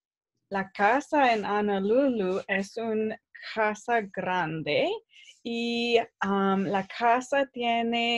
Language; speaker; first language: Spanish; non-native, learner; English